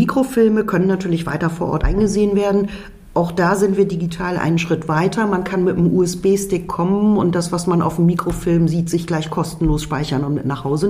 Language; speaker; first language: German; native; German